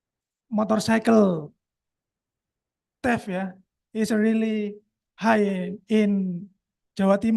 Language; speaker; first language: English; non-native, local second language; Indonesian